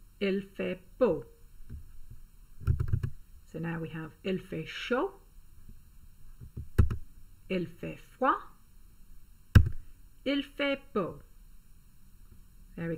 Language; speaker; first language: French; non-native, fluent; English